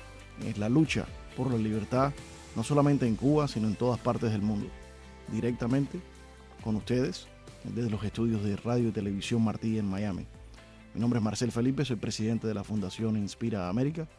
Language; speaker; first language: Spanish; native; Spanish